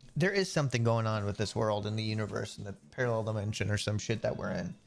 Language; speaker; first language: English; native; English